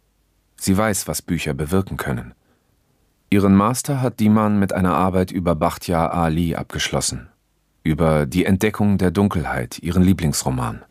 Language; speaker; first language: German; native; German